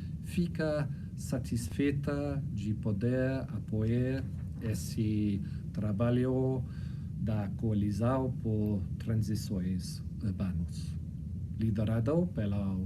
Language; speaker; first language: Portuguese; non-native, fluent; English